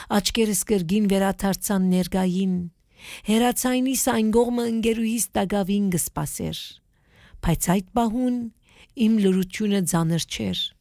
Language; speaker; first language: Armenian; early bilingual, heritage; Armenian